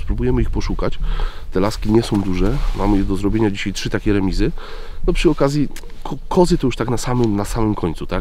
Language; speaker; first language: Polish; native; Polish